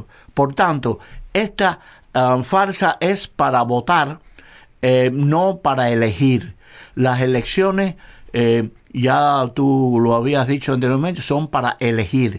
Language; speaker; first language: Spanish; native; Spanish